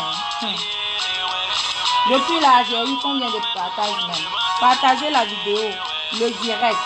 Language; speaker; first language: French; non-native, local second language; Ewe